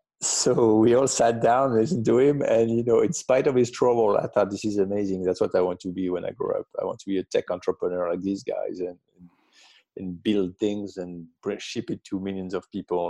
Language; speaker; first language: English; non-native, fluent; French